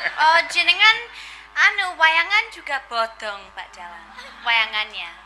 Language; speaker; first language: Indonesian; non-native, fluent; English